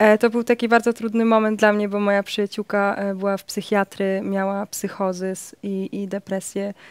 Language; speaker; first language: Polish; early bilingual, heritage; Polish